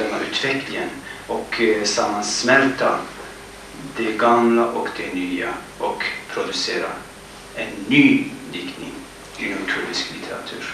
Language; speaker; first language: Swedish; non-native, fluent; Kurdish